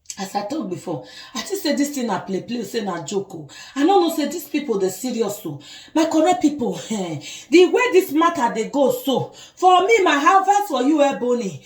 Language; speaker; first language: Nigerian Pidgin; non-native, local second language; Bini